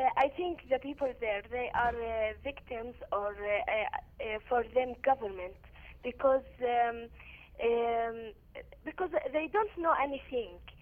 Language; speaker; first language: English; non-native, learner; Arabic